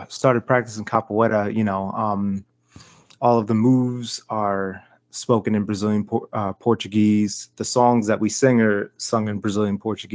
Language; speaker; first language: English; native; English